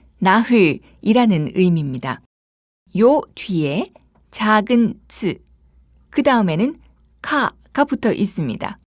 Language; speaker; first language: Korean; native; Korean